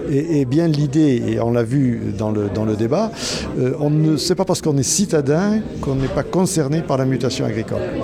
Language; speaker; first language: French; native; French